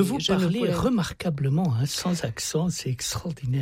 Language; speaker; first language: French; native; French